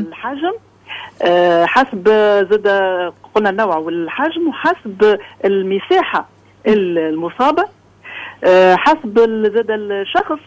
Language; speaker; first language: Arabic; native; Arabic